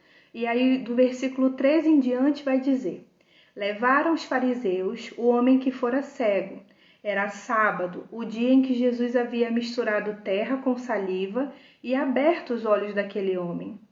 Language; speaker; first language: Portuguese; native; Portuguese